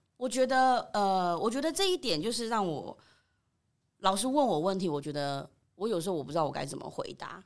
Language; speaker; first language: Chinese; early bilingual, other home language; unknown